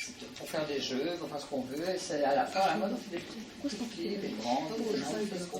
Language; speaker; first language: French; native; French